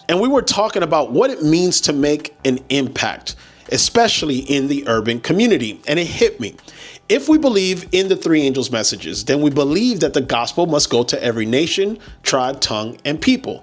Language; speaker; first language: English; native; English